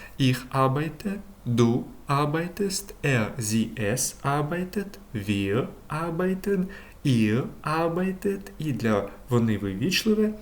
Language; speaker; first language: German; non-native, fluent; Ukrainian